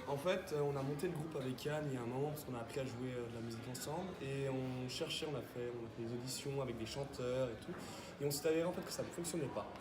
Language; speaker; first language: French; native; French